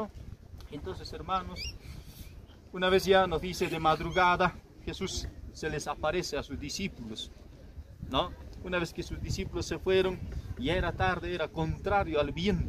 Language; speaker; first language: Spanish; native; Spanish